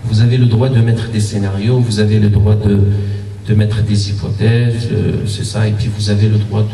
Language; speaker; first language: French; non-native, local second language; Arabic